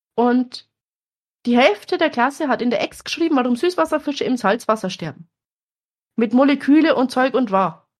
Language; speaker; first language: German; native; German